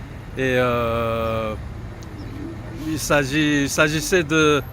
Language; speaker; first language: French; non-native, fluent; Japanese